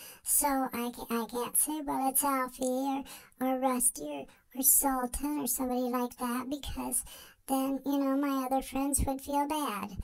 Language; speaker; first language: English; native; English